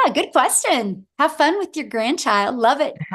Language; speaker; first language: English; native; English